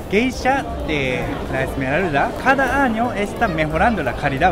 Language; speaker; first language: Spanish; non-native, learner; Japanese